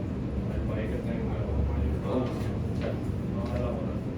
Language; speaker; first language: Spanish; native; Spanish